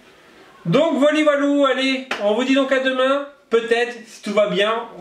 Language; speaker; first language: French; native; French